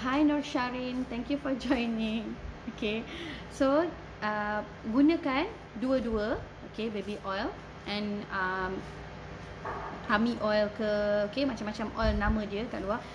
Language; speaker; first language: English; non-native, local second language; Malay